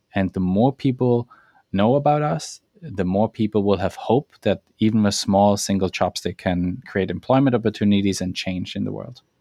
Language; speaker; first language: English; non-native, fluent; German